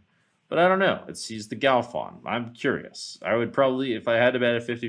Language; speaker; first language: English; native; English